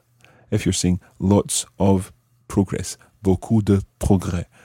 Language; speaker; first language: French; non-native, fluent; English